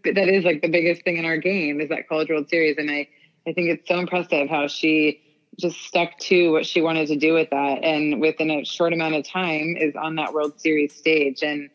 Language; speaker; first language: English; native; English